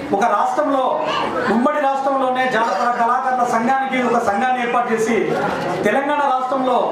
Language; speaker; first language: Telugu; native; Telugu